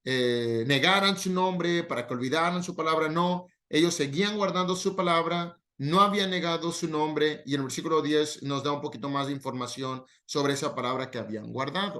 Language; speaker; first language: Spanish; native; Spanish